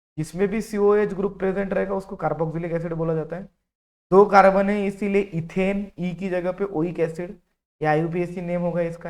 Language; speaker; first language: Hindi; non-native, local second language; Marathi